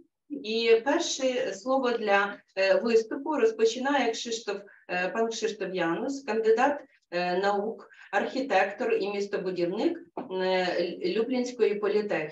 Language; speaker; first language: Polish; non-native, learner; Ukrainian